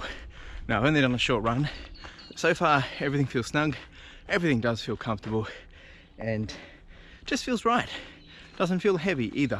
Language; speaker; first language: English; native; English